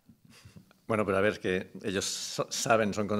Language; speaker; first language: Spanish; native; Spanish